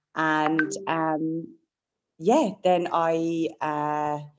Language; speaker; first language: English; native; English